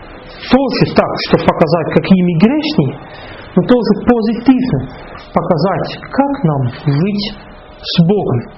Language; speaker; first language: Russian; non-native, fluent; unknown